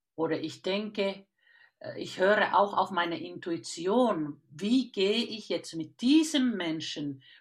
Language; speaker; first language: German; non-native, fluent; Finnish